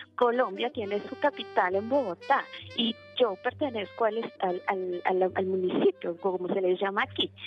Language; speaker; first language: Spanish; native; Spanish